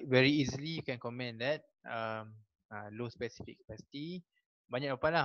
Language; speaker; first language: English; non-native, local second language; Malay